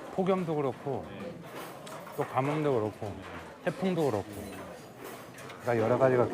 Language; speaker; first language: Korean; native; Korean